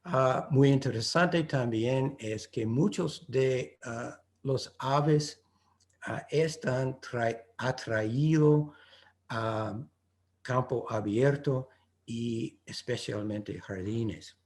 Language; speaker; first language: Spanish; non-native, fluent; English